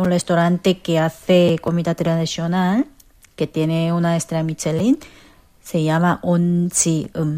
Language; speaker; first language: Spanish; non-native, fluent; Korean